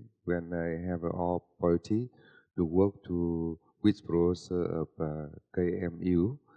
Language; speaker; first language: English; non-native, learner; Vietnamese